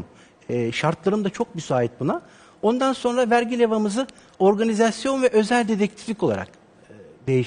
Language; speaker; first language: Turkish; native; Turkish